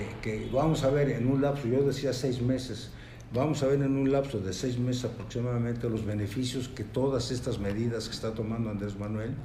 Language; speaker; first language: Spanish; native; Spanish